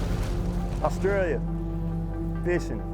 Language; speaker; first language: English; native; English